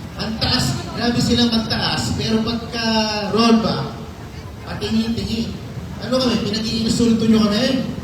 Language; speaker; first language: Filipino; native; Filipino